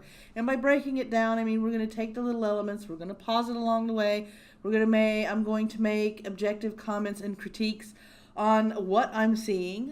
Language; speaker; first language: English; native; English